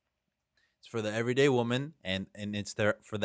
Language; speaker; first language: English; native; English